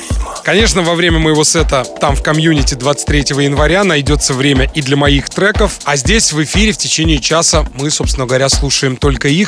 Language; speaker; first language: Russian; native; Russian